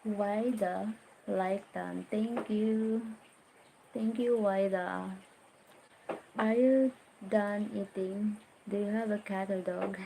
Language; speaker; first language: English; non-native, learner; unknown